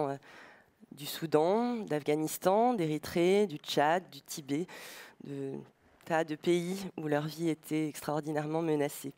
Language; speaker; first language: French; native; French